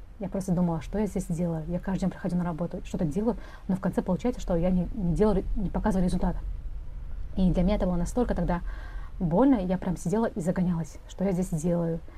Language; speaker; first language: Russian; non-native, local second language; Kazakh